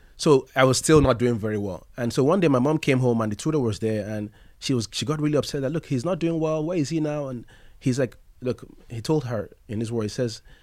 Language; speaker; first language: English; non-native, local second language; Yoruba